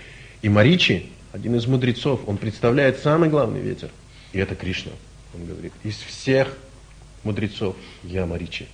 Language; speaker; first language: Russian; native; Russian